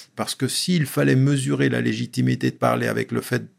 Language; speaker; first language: French; native; French